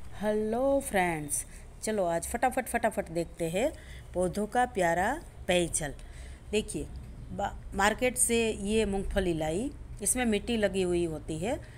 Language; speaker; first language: Hindi; non-native, local second language; Gujarati